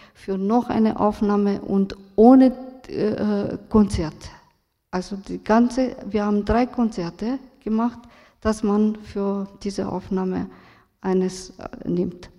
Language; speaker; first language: German; non-native, fluent; Romanian